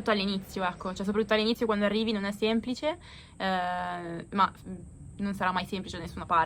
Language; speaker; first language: Italian; native; Italian